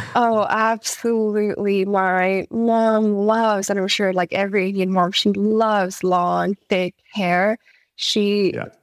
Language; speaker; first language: English; early bilingual, other home language; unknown